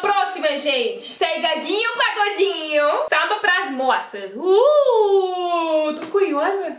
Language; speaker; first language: Portuguese; non-native, learner; Dutch